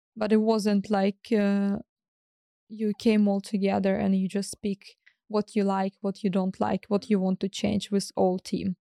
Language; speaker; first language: English; non-native, fluent; Ukrainian